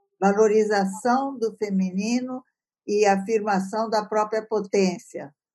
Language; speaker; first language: Portuguese; early bilingual, other home language; Italian